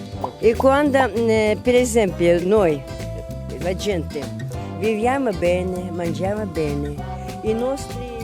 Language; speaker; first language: Italian; non-native, learner; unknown